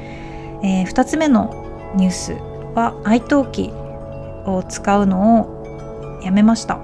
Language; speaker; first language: Japanese; native; Japanese